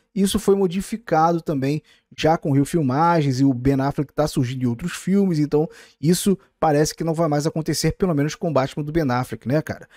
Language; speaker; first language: Portuguese; native; Portuguese